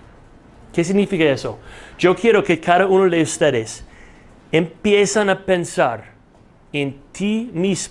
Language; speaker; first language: Spanish; non-native, fluent; English